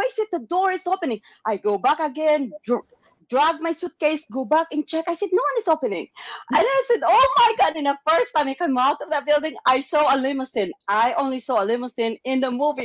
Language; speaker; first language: English; non-native, local second language; Hiligaynon